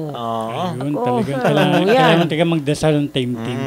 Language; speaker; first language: Filipino; native; Filipino